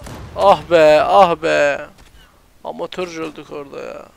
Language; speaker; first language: Turkish; native; Turkish